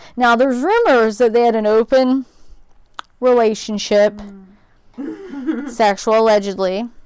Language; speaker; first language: English; native; English